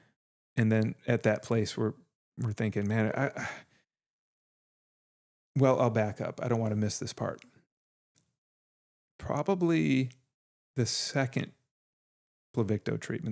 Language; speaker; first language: English; native; English